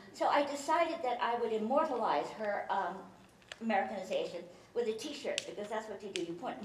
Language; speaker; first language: English; early bilingual, other home language; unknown